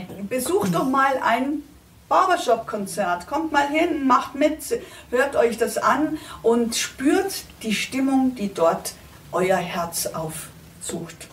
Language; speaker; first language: German; native; German